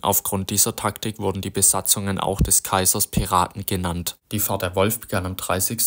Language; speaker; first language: German; native; German